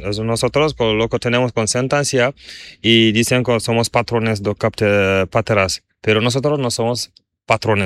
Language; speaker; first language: Spanish; non-native, learner; Fula